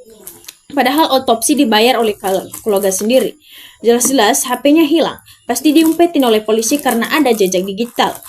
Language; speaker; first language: Indonesian; native; Indonesian